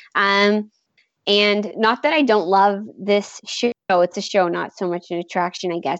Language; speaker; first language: English; native; English